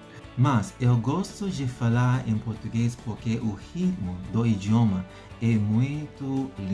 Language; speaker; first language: Portuguese; non-native, learner; English